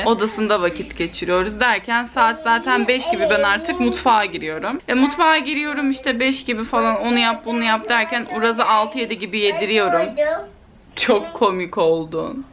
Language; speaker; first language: Turkish; native; Turkish